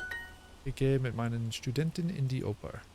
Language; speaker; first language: German; non-native, learner; English